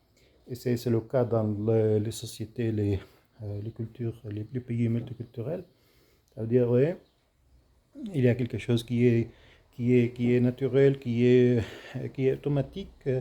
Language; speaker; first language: French; non-native, fluent; Arabic